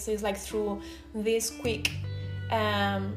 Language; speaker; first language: English; non-native, fluent; Spanish